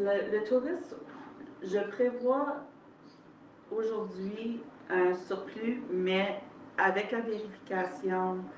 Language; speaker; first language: French; native; French